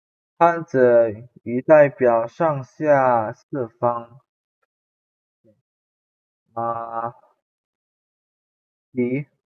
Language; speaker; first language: Chinese; non-native, fluent; Indonesian